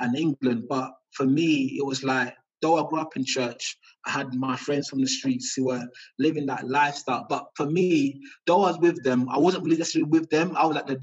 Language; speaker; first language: English; native; English